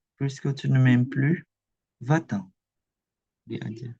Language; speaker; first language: French; non-native, fluent; Indonesian